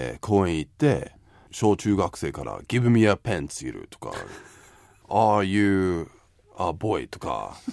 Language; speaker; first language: Japanese; non-native, fluent; English